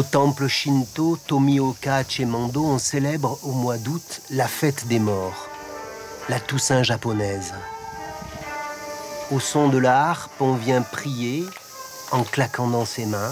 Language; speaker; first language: French; native; French